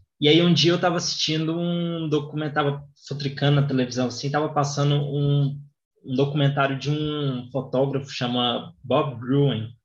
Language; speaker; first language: Portuguese; native; Portuguese